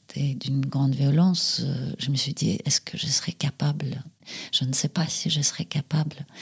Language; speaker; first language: French; non-native, fluent; Russian